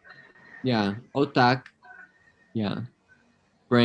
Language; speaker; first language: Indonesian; non-native, fluent; English